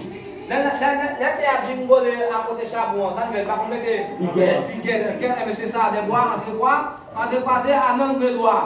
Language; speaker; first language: French; non-native, local second language; Haitian Creole